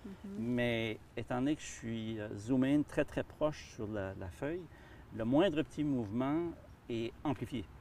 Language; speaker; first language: French; native; French